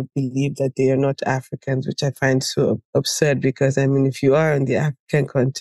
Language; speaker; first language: English; non-native, local second language; Yoruba